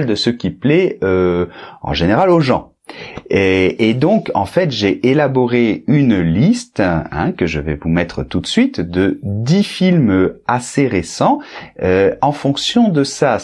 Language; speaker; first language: French; native; French